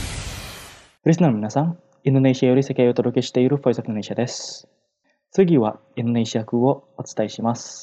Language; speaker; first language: Japanese; non-native, fluent; Indonesian